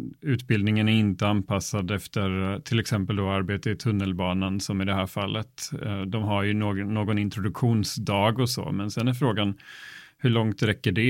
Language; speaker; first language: Swedish; native; Swedish